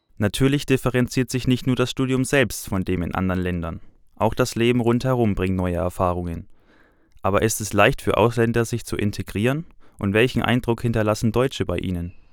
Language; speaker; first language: German; native; German